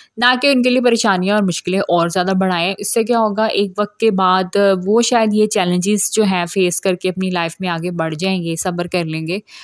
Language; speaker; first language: Urdu; non-native, local second language; Punjabi